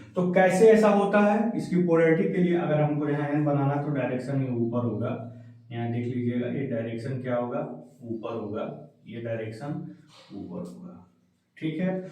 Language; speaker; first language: Hindi; native; Hindi